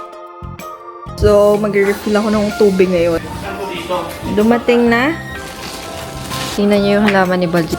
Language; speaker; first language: Filipino; native; Filipino